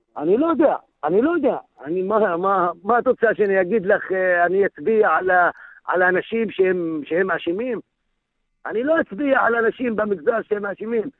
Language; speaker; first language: Hebrew; non-native, local second language; Arabic